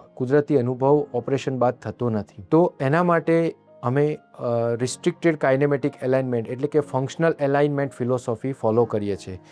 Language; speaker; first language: Gujarati; native; Gujarati